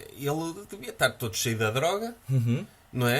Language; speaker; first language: Portuguese; native; Portuguese